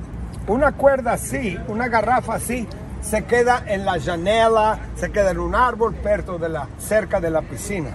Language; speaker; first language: Spanish; non-native, fluent; English